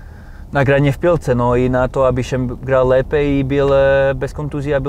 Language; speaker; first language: Polish; non-native, learner; Slovak